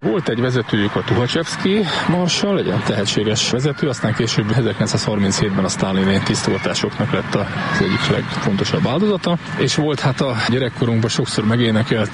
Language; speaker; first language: Hungarian; native; Hungarian